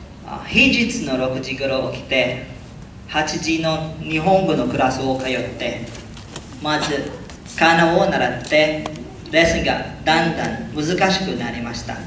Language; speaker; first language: Japanese; non-native, learner; Filipino